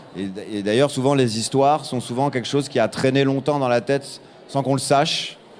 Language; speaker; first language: French; native; French